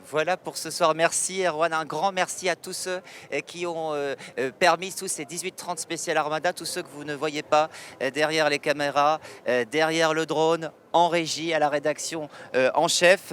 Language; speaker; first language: French; native; French